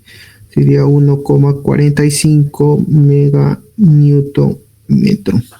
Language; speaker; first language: Spanish; native; Spanish